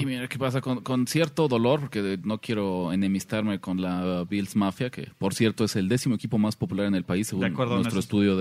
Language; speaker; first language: Spanish; native; Spanish